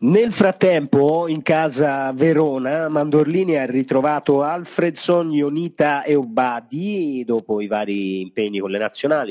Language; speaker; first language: Italian; native; Italian